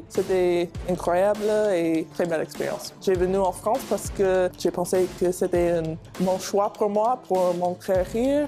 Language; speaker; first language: French; non-native, fluent; English